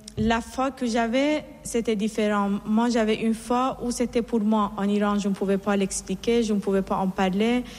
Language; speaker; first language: French; non-native, fluent; Persian